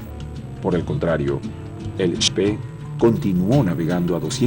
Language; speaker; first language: Spanish; native; Spanish